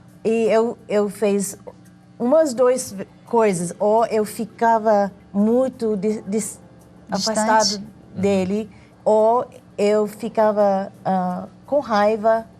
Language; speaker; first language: Portuguese; non-native, learner; English